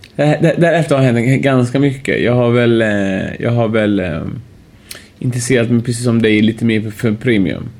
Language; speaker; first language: Swedish; early bilingual, other home language; Persian